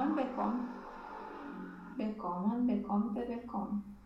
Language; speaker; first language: German; non-native, learner; Romanian